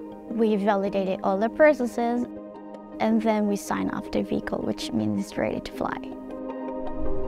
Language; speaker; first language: English; non-native, fluent; Spanish